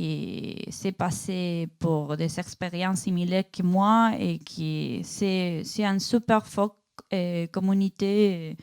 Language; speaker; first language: French; non-native, learner; Spanish